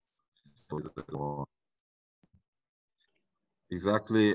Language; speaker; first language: English; non-native, learner; Vietnamese